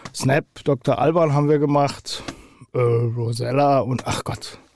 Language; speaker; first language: German; native; German